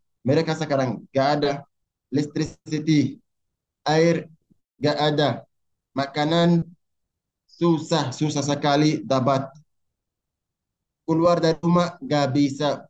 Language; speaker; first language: Indonesian; non-native, learner; Arabic